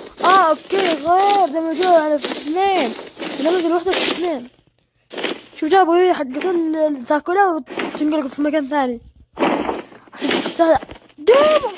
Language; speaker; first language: Arabic; native; Arabic